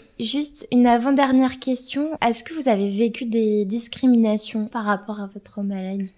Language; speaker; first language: French; native; French